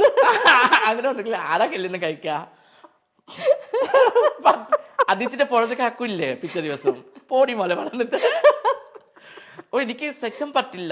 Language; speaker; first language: Malayalam; non-native, fluent; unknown